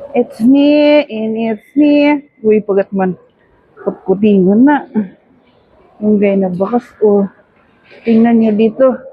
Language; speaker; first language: Filipino; non-native, local second language; Cebuano